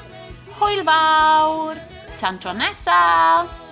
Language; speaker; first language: Welsh; non-native, learner; Spanish